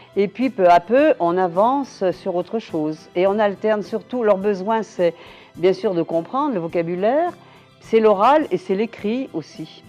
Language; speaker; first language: French; native; French